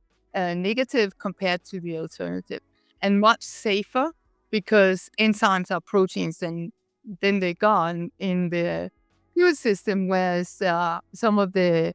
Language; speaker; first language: English; non-native, fluent; Danish